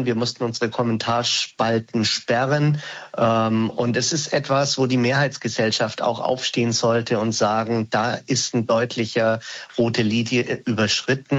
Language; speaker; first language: German; native; German